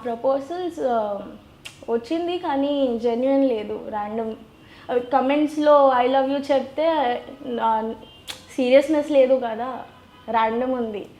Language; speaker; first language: Telugu; non-native, learner; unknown